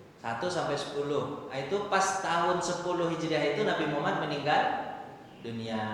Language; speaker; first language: Indonesian; non-native, local second language; Minangkabau